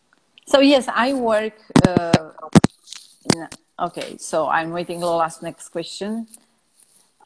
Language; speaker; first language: English; non-native, fluent; Romanian